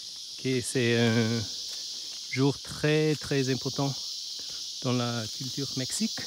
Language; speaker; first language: French; non-native, learner; Chinese